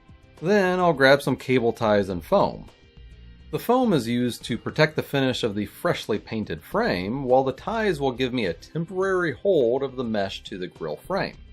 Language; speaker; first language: English; native; English